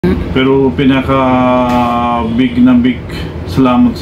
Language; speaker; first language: Filipino; non-native, learner; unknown